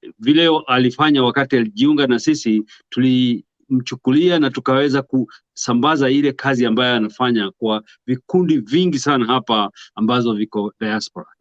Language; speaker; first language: Swahili; non-native, local second language; Kikuyu